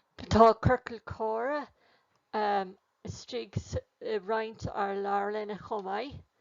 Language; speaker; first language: Irish; non-native, local second language; English